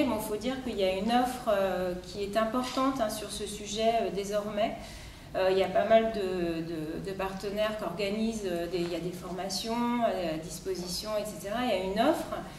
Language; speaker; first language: French; native; French